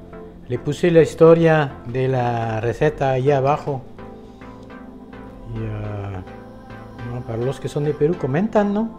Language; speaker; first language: Spanish; non-native, fluent; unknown